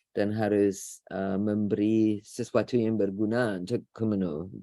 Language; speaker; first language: Indonesian; non-native, fluent; English